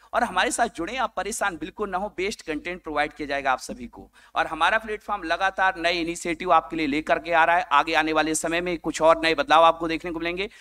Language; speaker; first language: Hindi; native; Hindi